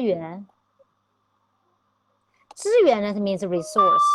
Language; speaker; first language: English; non-native, fluent; Chinese